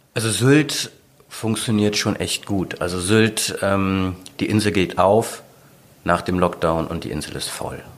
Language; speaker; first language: German; native; German